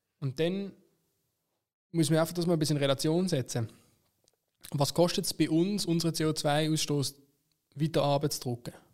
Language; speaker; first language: German; native; German